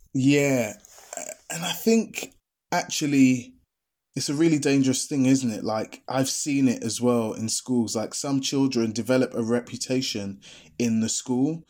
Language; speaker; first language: English; native; English